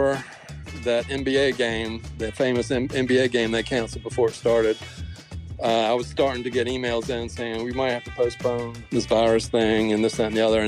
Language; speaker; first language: English; native; English